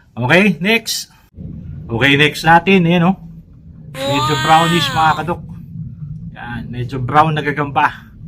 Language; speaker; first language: Filipino; native; Filipino